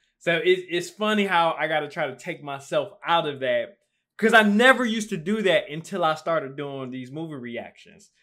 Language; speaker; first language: English; native; English